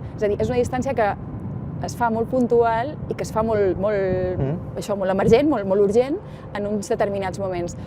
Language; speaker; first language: Catalan; native; Catalan